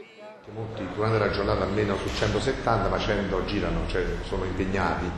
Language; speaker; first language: Italian; native; Italian